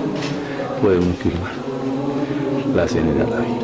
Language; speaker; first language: Spanish; native; Spanish